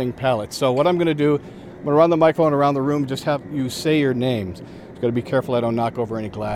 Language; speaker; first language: English; native; English